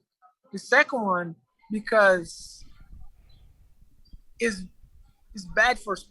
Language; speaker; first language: English; non-native, learner; Portuguese